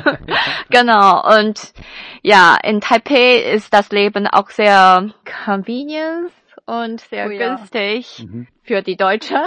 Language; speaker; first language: German; non-native, fluent; Chinese